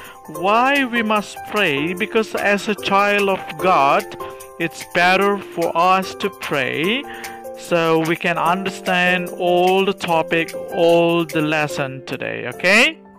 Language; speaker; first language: English; non-native, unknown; Indonesian